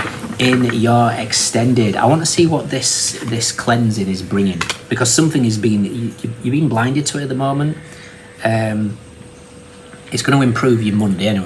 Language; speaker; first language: English; native; English